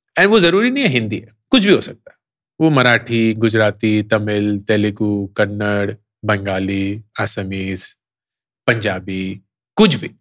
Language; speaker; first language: Hindi; native; Hindi